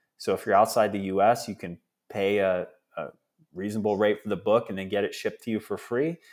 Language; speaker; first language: English; early bilingual, other home language; Italian